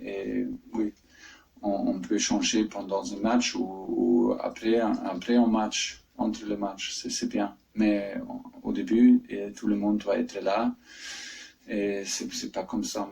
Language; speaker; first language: French; non-native, fluent; German